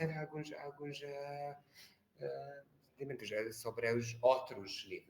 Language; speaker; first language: Portuguese; non-native, learner; Hungarian